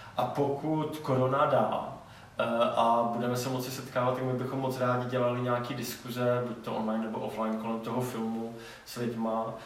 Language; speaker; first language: Czech; non-native, local second language; Polish